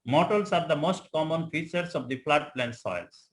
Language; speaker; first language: English; non-native, local second language; Bangla